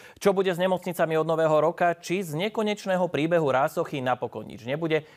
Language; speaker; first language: Slovak; native; Slovak